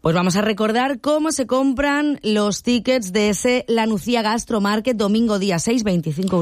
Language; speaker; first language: Spanish; native; Spanish